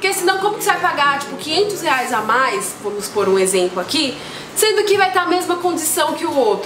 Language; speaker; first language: Portuguese; native; Portuguese